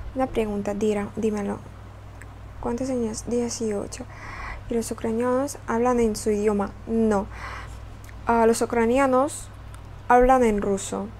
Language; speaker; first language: Spanish; non-native, fluent; Russian